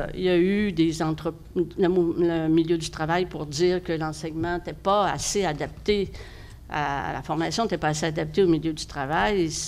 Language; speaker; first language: French; native; French